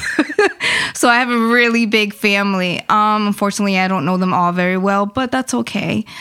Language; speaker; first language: English; early bilingual, other home language; Spanish